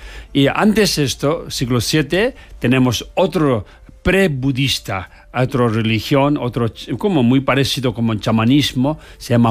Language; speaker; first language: Spanish; non-native, learner; Tibetan